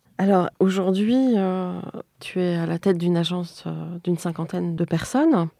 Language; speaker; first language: French; native; French